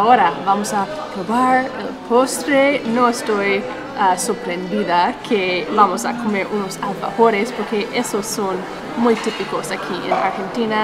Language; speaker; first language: Spanish; non-native, fluent; English